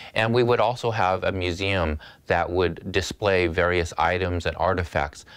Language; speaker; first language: English; native; English